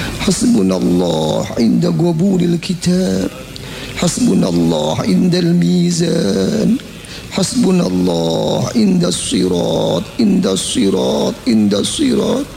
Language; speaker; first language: Arabic; non-native, fluent; Javanese